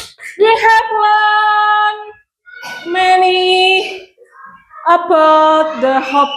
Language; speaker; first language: English; non-native, learner; Indonesian